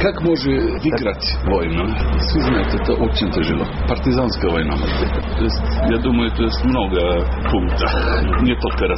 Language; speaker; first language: Russian; non-native, learner; Serbian